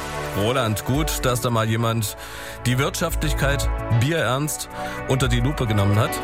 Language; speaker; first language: German; native; German